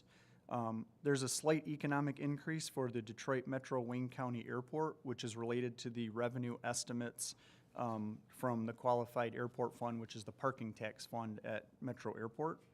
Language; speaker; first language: English; native; English